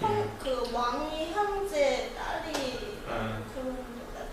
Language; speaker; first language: Korean; non-native, learner; Chinese